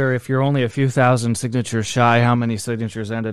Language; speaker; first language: English; native; English